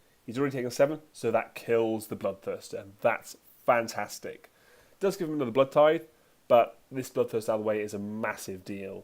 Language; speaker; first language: English; native; English